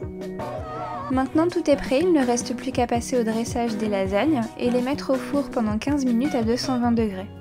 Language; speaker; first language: French; native; French